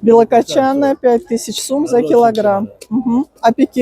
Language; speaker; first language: Russian; native; Russian